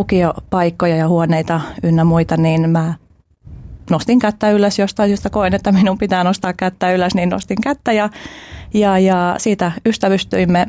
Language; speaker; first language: Finnish; early bilingual, other home language; Albanian